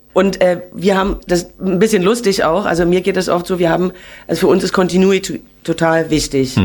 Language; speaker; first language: German; native; German